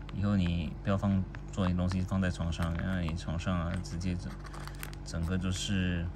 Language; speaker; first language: Chinese; non-native, local second language; English